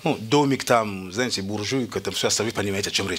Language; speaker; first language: Russian; native; Russian